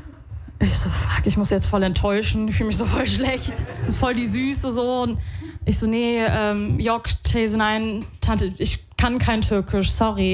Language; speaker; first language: German; early bilingual, other home language; Arabic